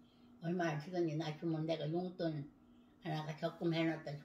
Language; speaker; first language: Korean; native; Korean